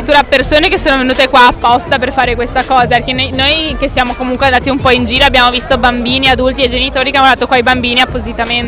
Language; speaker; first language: Italian; native; Italian